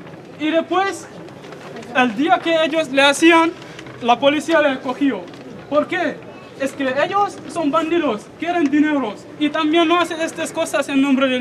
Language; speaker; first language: Spanish; non-native, learner; Arabic